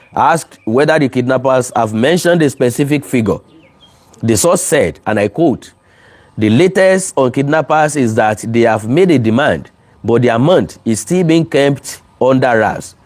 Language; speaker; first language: English; non-native, local second language; Yoruba